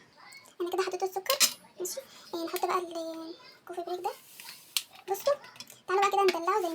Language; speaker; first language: Arabic; native; Arabic